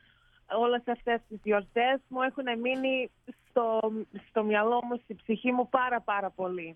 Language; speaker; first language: Greek; early bilingual, heritage; Greek